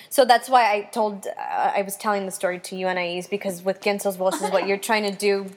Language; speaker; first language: English; early bilingual, other home language; Spanish